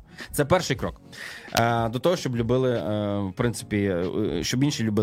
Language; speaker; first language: Ukrainian; native; Ukrainian